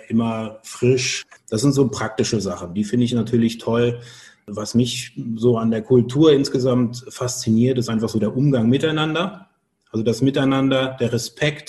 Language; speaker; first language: German; native; German